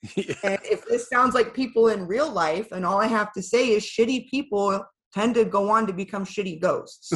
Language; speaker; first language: English; native; English